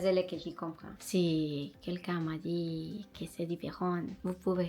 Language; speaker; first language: French; non-native, learner; Spanish